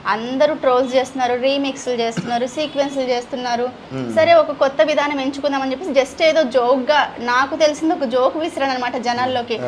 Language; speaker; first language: Telugu; non-native, local second language; Hindi